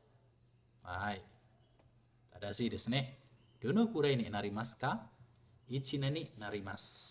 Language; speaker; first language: Japanese; non-native, fluent; Indonesian